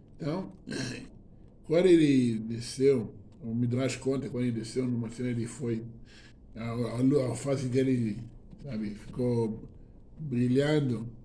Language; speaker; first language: Portuguese; non-native, fluent; Hebrew